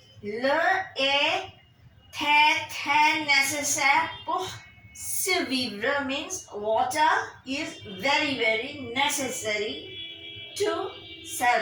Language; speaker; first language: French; non-native, fluent; Bangla